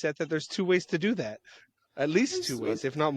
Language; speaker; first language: English; native; English